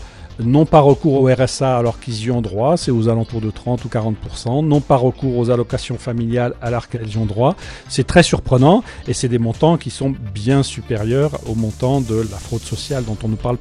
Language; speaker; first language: French; native; French